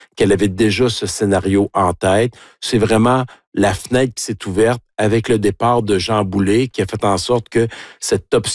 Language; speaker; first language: French; native; French